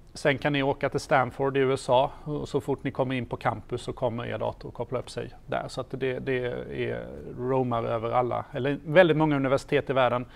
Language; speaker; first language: Swedish; native; Swedish